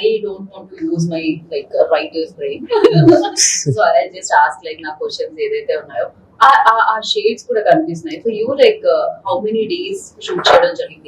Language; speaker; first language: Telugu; native; Telugu